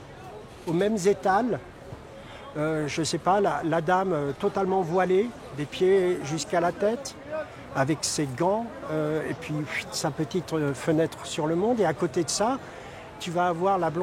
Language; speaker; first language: French; native; French